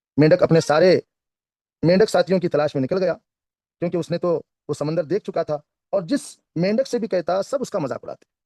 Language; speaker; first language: Hindi; non-native, local second language; Kannada